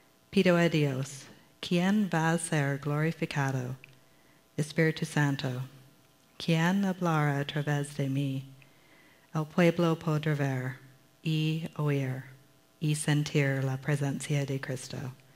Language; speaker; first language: Spanish; non-native, learner; English